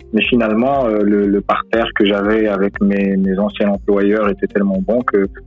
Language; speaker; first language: French; non-native, local second language; Arabic